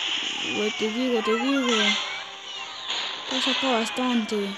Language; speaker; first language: Spanish; native; Spanish